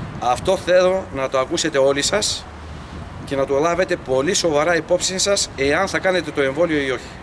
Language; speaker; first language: Greek; early bilingual, heritage; Greek